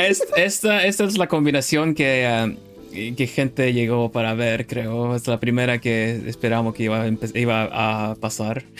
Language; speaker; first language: Spanish; non-native, learner; Dutch